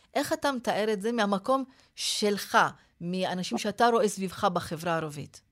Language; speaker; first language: Hebrew; non-native, local second language; Arabic